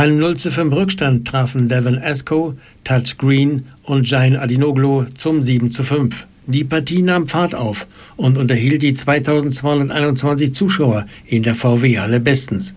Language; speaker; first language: German; native; German